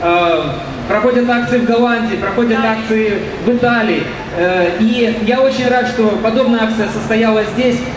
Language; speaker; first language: Russian; native; Russian